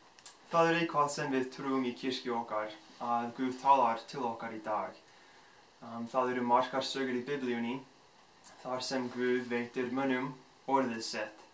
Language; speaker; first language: Icelandic; non-native, fluent; English